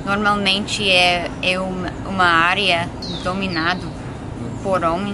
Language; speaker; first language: Portuguese; non-native, fluent; English